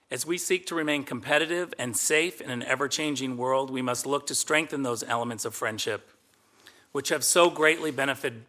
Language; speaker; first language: English; native; English